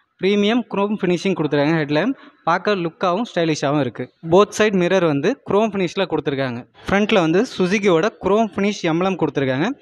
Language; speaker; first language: Tamil; native; Tamil